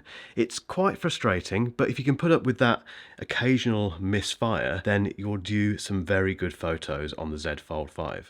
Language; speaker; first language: English; native; English